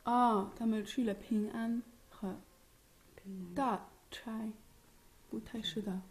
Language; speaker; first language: Chinese; non-native, learner; German